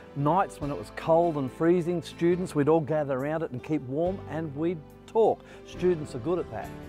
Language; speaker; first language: English; native; English